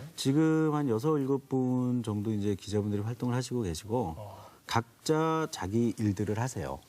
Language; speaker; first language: Korean; native; Korean